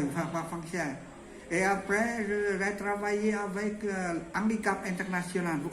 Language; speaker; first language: French; non-native, learner; Vietnamese